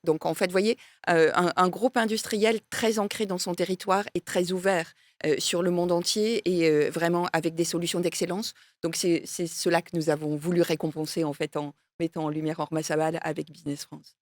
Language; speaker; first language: French; native; French